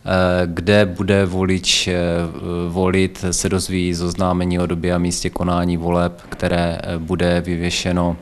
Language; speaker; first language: Czech; native; Czech